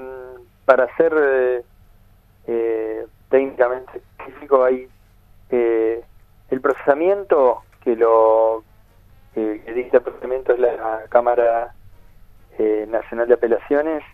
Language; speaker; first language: Spanish; native; Spanish